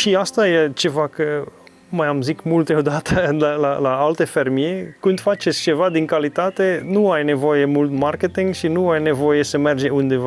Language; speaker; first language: Romanian; non-native, learner; Dutch